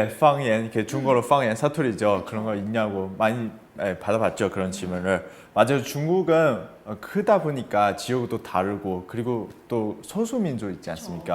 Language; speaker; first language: Korean; non-native, fluent; Chinese